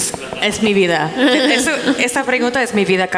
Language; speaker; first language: Spanish; non-native, fluent; English